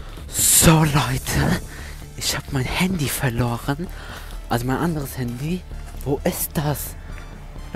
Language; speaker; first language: German; early bilingual, other home language; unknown